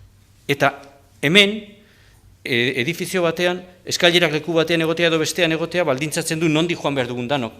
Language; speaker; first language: Basque; native; Basque